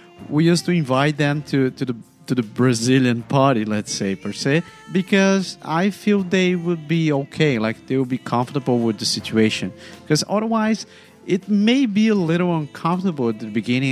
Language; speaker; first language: English; non-native, fluent; Portuguese